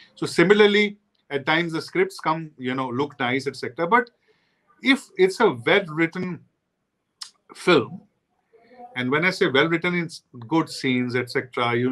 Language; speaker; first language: English; non-native, local second language; Hindi